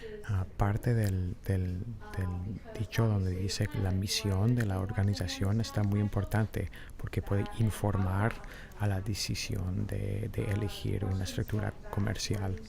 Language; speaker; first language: Spanish; non-native, fluent; English